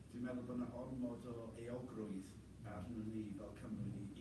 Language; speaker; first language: Welsh; non-native, fluent; English